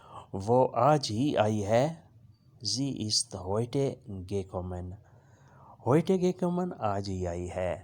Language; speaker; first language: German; non-native, fluent; Urdu